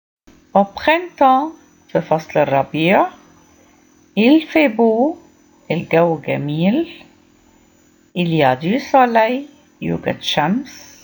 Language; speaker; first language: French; non-native, fluent; Arabic